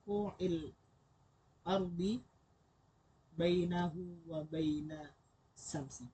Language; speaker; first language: Arabic; non-native, learner; Indonesian